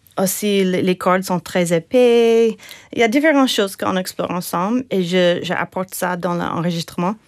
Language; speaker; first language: French; non-native, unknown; English